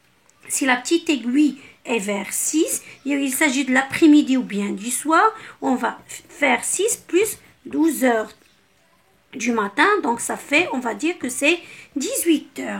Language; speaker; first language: French; non-native, local second language; Arabic